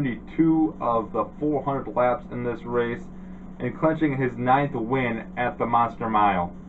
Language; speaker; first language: English; native; English